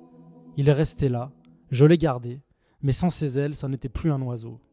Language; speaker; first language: French; native; French